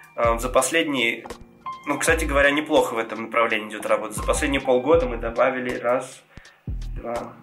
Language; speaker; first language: Russian; non-native, local second language; Georgian